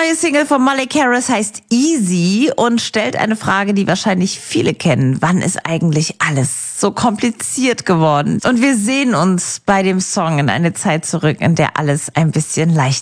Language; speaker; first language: German; native; German